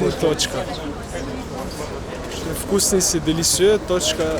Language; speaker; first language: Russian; non-native, learner; French